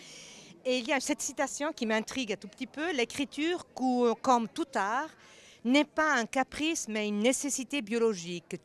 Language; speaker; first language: French; non-native, local second language; Italian